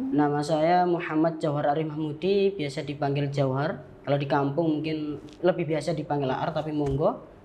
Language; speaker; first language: Indonesian; non-native, local second language; Javanese